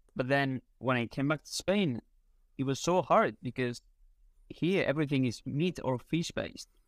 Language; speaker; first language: English; non-native, fluent; Spanish